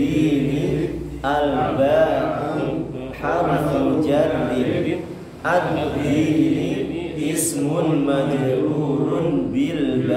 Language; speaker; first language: Arabic; non-native, fluent; Indonesian